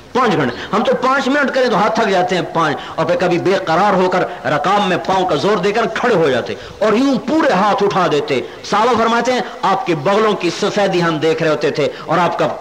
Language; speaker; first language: Urdu; non-native, local second language; Punjabi